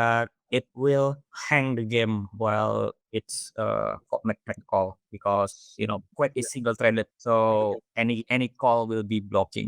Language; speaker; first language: English; non-native, fluent; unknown